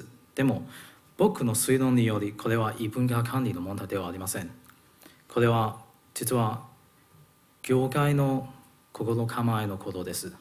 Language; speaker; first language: Japanese; non-native, learner; Cantonese